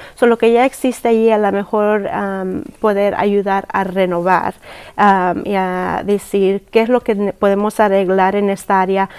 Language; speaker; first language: Spanish; early bilingual, heritage; Spanish